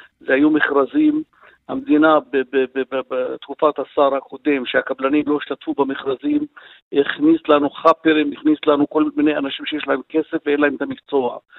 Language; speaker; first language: Hebrew; non-native, local second language; Arabic